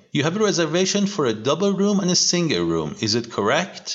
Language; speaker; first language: English; non-native, fluent; Persian